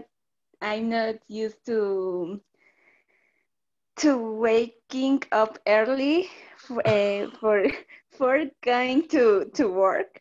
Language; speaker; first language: English; non-native, learner; Spanish